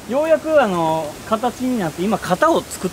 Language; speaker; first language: Japanese; native; Japanese